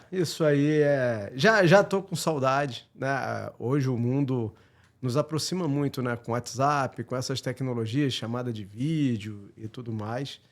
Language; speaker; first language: Portuguese; native; Portuguese